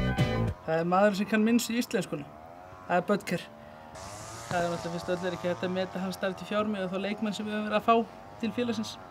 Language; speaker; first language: Icelandic; native; Icelandic